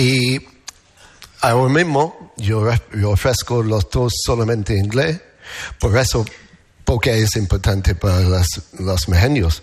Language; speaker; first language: Spanish; non-native, learner; English